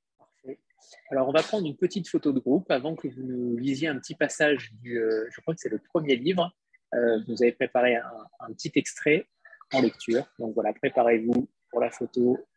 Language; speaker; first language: French; native; French